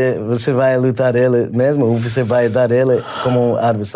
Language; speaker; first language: Portuguese; non-native, learner; English